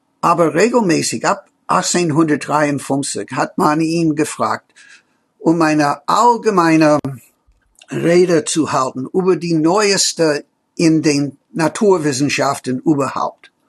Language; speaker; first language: German; non-native, fluent; English